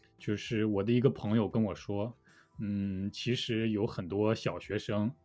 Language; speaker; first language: Chinese; native; Chinese